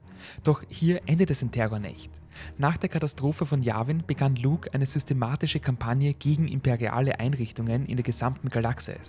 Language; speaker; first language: German; native; German